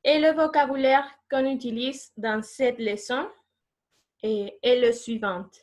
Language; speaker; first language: French; non-native, fluent; Spanish